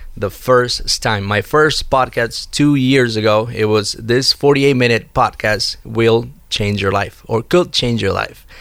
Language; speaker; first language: English; early bilingual, other home language; Spanish